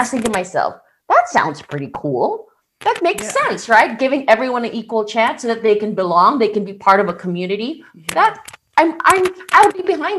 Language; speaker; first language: English; non-native, local second language; Filipino